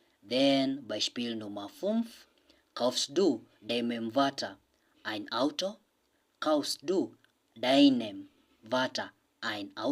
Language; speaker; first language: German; non-native, learner; English